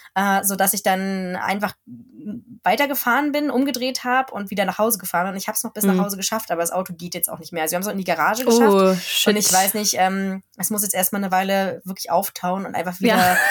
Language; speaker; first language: German; native; German